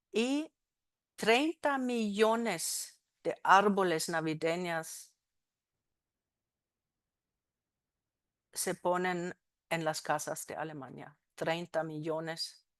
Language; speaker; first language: Spanish; non-native, fluent; German